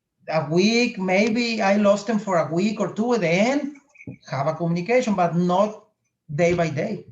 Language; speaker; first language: English; non-native, fluent; Spanish